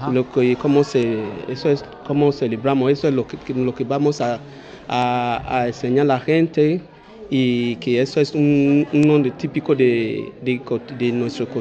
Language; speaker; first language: Spanish; non-native, learner; Bini